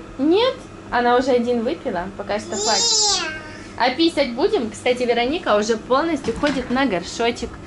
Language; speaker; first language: Russian; non-native, local second language; Ukrainian